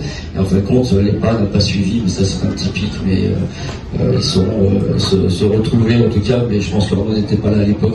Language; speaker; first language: French; native; French